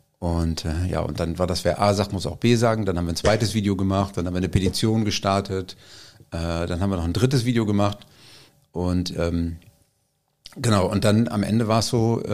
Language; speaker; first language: German; native; German